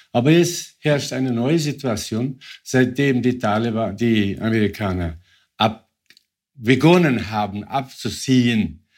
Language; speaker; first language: German; non-native, fluent; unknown